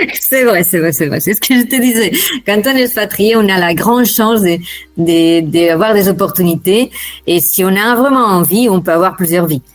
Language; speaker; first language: French; non-native, fluent; Spanish